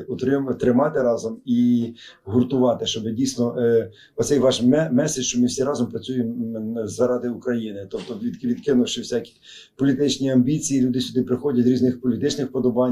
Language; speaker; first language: Ukrainian; native; Ukrainian